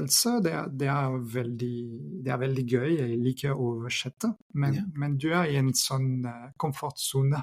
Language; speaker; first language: Norwegian; non-native, fluent; French